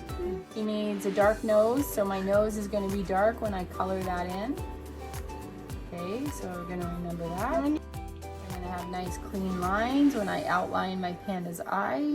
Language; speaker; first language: English; native; English